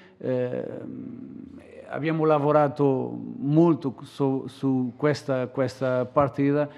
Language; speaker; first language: Italian; non-native, learner; Portuguese